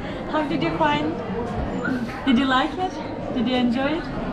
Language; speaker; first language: English; non-native, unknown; Turkish